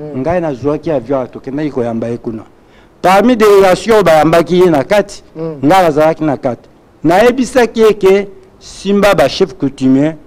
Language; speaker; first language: Lingala; non-native, local second language; Luba-Lulua